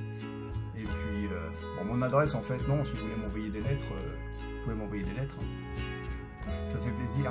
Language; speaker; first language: French; native; French